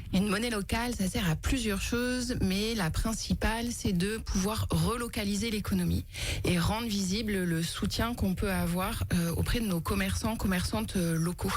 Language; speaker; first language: French; native; French